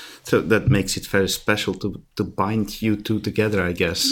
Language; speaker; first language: English; non-native, fluent; Dutch